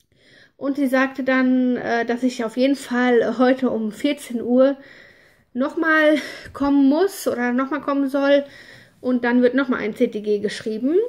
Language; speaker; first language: German; native; German